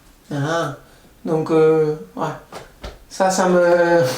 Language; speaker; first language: French; non-native, fluent; Spanish